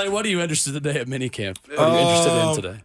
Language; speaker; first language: English; native; English